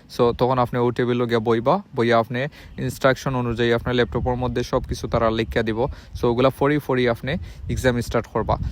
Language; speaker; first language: Bangla; non-native, local second language; Sylheti